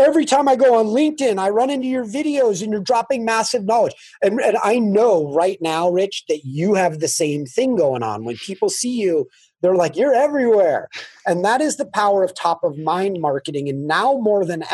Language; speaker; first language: English; native; English